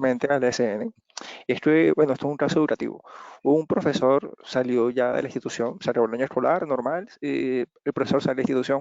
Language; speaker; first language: Spanish; native; Spanish